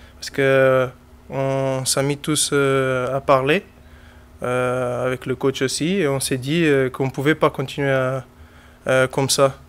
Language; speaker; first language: French; non-native, fluent; Portuguese